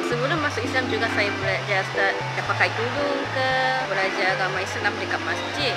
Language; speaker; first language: Malay; non-native, fluent; Japanese